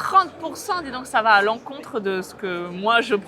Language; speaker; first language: French; native; French